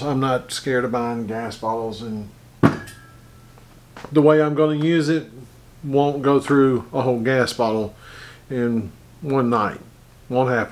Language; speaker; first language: English; native; English